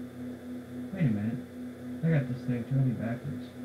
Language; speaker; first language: English; native; English